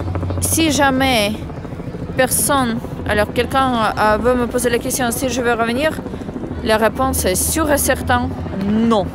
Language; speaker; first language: French; non-native, fluent; Russian